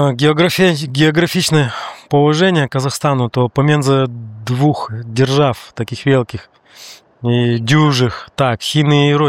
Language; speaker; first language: Polish; non-native, learner; Russian